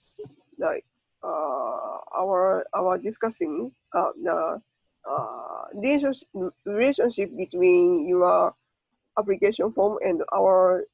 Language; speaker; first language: English; non-native, learner; Japanese